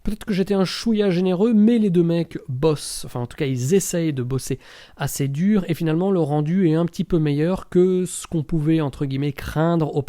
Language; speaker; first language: French; native; French